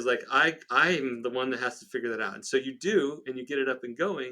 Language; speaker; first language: English; native; English